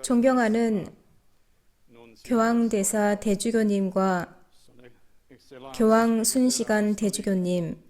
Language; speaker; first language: Korean; native; Korean